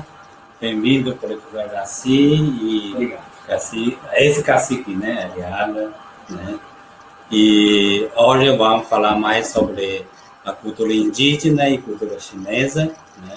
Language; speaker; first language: Portuguese; non-native, learner; Chinese